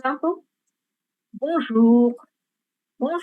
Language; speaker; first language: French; non-native, fluent; Bangla